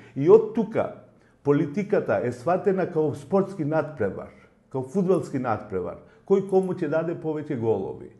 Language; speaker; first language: Macedonian; non-native, local second language; Albanian